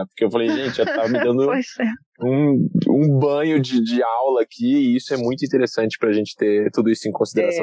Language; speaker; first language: Portuguese; native; Portuguese